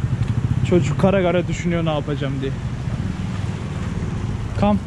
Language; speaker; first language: Turkish; native; Turkish